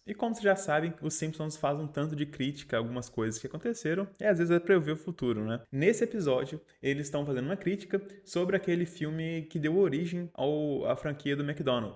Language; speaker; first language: Portuguese; native; Portuguese